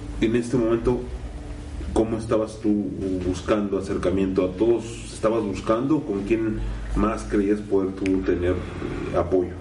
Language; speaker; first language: Spanish; native; Spanish